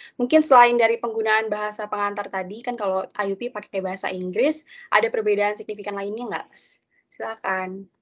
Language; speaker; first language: Indonesian; native; Indonesian